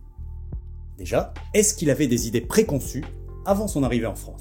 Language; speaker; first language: French; native; French